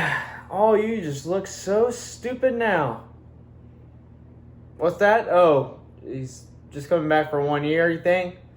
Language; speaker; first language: English; native; English